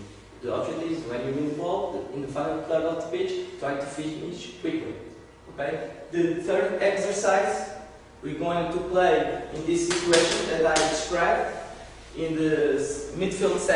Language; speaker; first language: English; non-native, learner; Portuguese